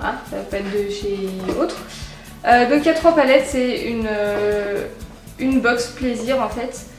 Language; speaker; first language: French; native; French